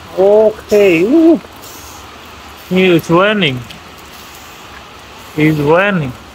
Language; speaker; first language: English; non-native, learner; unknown